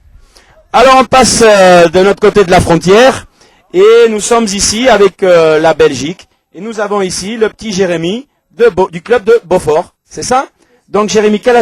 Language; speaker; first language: French; native; French